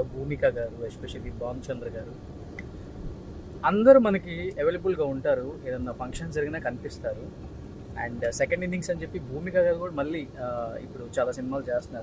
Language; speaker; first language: Telugu; native; Telugu